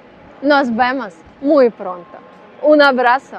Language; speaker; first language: Spanish; non-native, learner; Russian